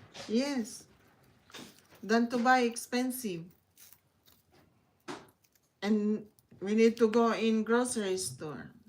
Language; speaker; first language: English; non-native, learner; Filipino